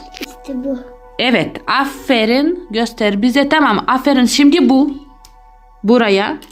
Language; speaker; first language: Turkish; non-native, learner; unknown